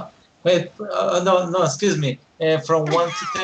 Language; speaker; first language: English; non-native, learner; Spanish